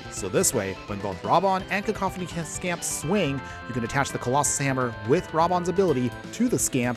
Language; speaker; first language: English; native; English